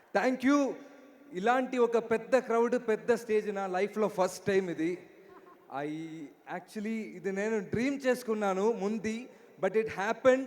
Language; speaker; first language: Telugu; non-native, learner; Malayalam